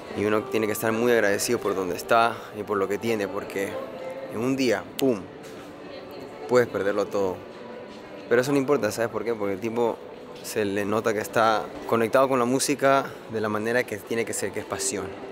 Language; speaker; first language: Spanish; early bilingual, heritage; Spanish